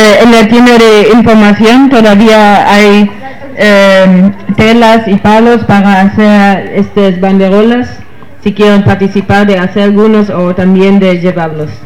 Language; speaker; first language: Spanish; non-native, fluent; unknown